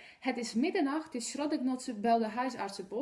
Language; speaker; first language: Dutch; non-native, fluent; Polish